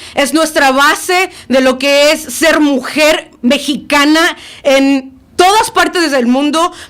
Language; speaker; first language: Spanish; early bilingual, other home language; English